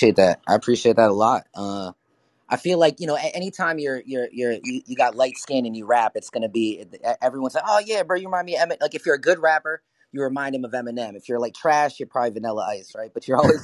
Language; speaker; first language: English; native; English